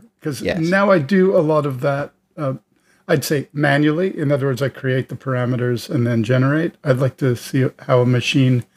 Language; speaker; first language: English; native; English